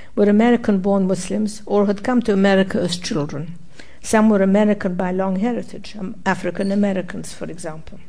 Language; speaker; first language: English; non-native, fluent; Arabic